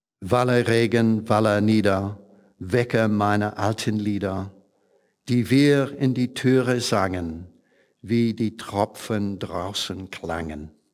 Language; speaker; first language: German; non-native, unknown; English